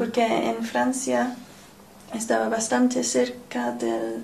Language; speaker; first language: Spanish; non-native, learner; English